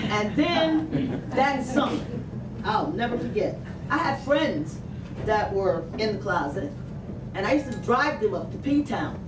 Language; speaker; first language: English; native; English